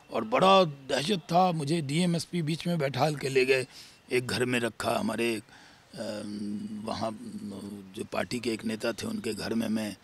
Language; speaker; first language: Hindi; native; Hindi